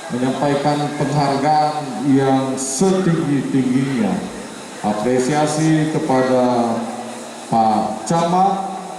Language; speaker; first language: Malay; non-native, local second language; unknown